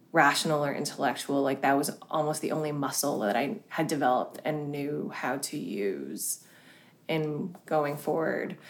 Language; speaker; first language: English; early bilingual, other home language; Cantonese